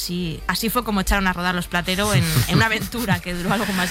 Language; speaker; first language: Spanish; native; Spanish